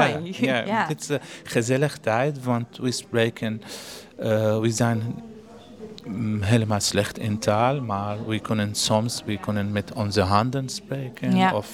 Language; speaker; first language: Dutch; non-native, learner; Arabic